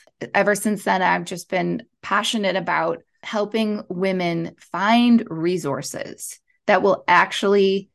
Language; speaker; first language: English; native; English